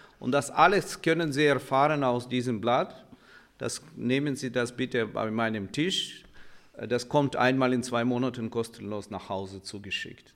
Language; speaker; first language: German; non-native, fluent; Russian